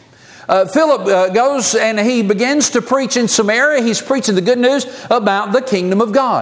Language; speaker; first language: English; native; English